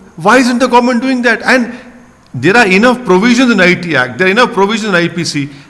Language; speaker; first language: English; non-native, local second language; Hindi